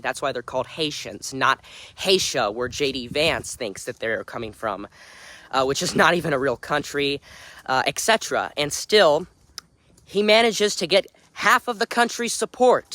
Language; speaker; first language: English; native; English